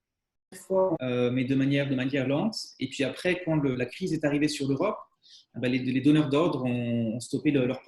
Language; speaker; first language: French; native; French